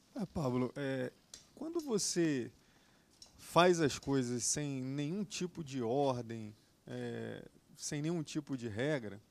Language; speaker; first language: Portuguese; native; Portuguese